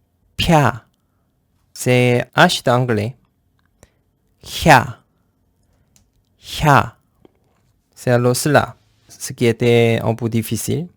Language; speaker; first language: French; non-native, fluent; Korean